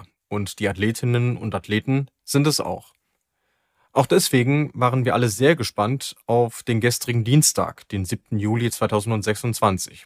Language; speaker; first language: German; native; German